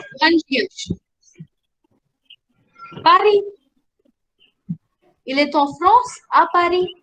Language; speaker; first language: French; non-native, fluent; Hindi